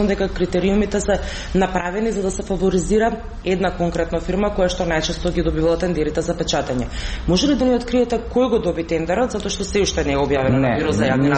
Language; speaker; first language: Macedonian; native; Macedonian